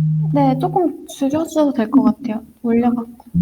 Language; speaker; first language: Korean; native; Korean